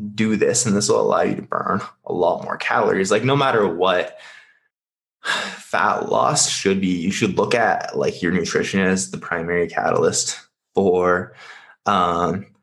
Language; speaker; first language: English; native; English